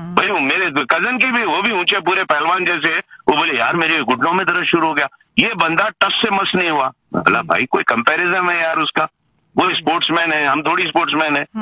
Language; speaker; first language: Hindi; non-native, local second language; Urdu